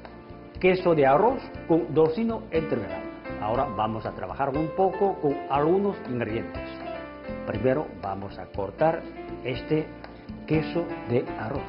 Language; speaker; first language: Spanish; non-native, fluent; Chinese